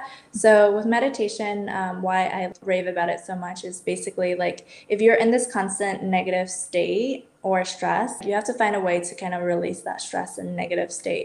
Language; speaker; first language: English; native; English